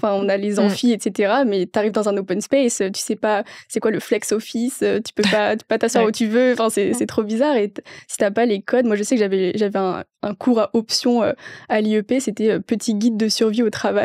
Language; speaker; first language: French; native; French